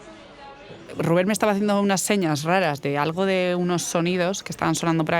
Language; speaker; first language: Spanish; native; Spanish